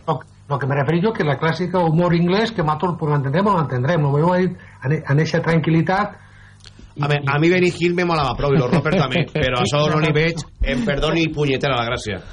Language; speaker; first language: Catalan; non-native, local second language; Spanish